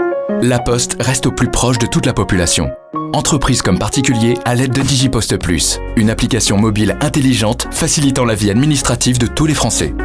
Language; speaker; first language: French; native; French